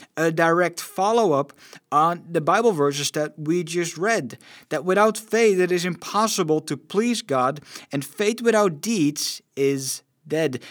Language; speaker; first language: English; non-native, fluent; Dutch